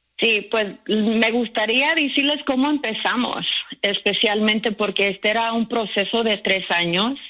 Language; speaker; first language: Spanish; early bilingual, heritage; Spanish